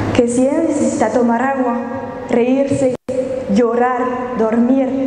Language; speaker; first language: Spanish; non-native, fluent; French